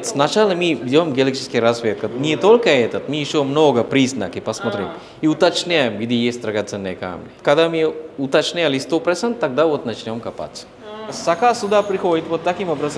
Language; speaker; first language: Russian; non-native, fluent; Sinhala